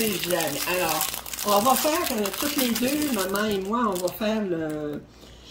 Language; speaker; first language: French; native; French